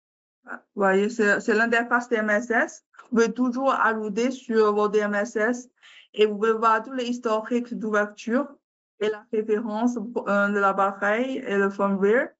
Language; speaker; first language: French; non-native, learner; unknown